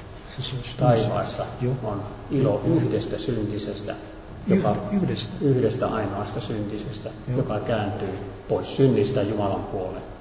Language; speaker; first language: Finnish; native; Finnish